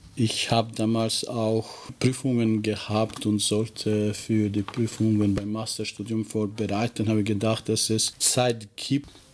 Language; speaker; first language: German; non-native, fluent; Albanian